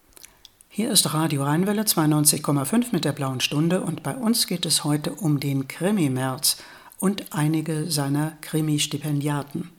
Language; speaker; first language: German; native; German